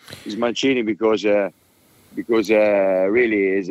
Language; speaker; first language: English; non-native, learner; Italian